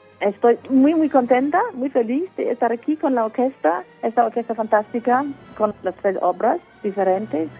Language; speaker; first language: Spanish; non-native, fluent; English